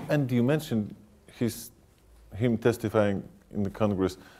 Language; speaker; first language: English; non-native, fluent; Polish